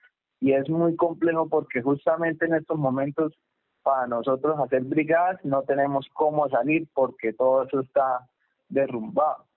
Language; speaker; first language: Spanish; native; Spanish